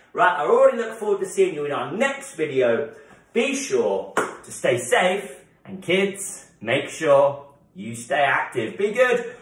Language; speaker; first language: English; native; English